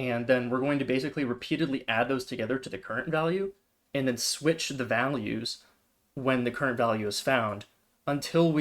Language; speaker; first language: English; native; English